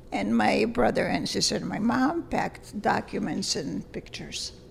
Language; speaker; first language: English; early bilingual, other home language; Lithuanian